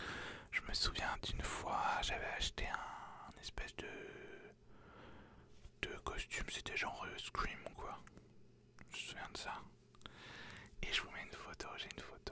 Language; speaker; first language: French; native; French